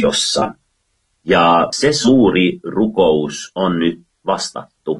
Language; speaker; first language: Finnish; non-native, fluent; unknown